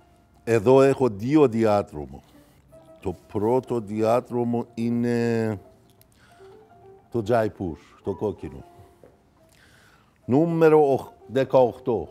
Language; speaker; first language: Greek; non-native, fluent; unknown